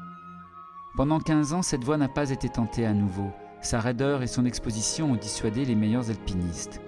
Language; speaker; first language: French; native; French